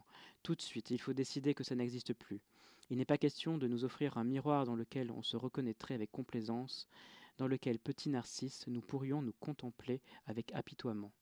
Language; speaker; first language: French; native; French